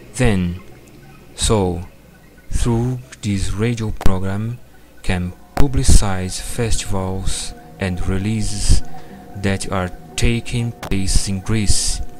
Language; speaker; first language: English; non-native, learner; Portuguese